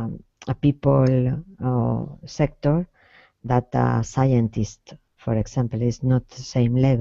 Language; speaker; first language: English; non-native, learner; Spanish